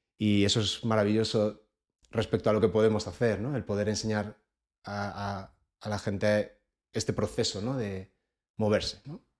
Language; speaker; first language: Spanish; native; Spanish